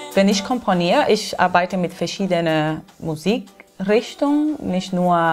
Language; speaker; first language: German; non-native, fluent; Spanish